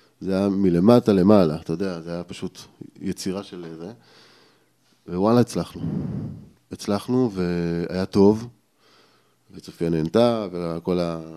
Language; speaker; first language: Hebrew; native; Hebrew